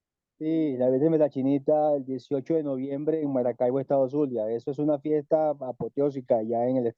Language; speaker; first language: Spanish; native; Spanish